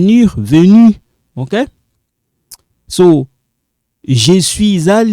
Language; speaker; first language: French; non-native, local second language; Lingala